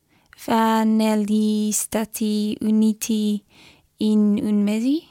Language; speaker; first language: Italian; non-native, learner; English